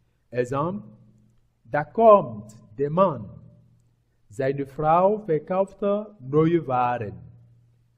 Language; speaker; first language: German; non-native, fluent; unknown